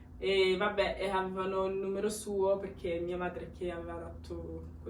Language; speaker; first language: Italian; early bilingual, other home language; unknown